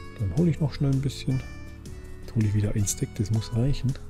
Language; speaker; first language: German; native; German